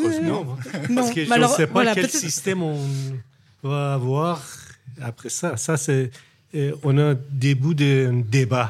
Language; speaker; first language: French; non-native, learner; Persian